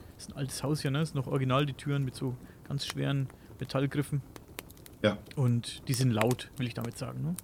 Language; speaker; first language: German; native; German